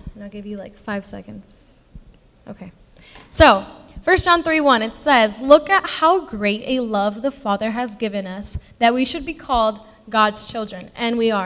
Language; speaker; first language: English; early bilingual, other home language; Spanish